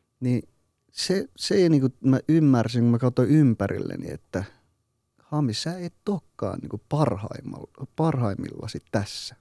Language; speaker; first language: Finnish; early bilingual, other home language; Persian